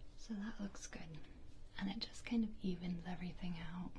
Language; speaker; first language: English; native; English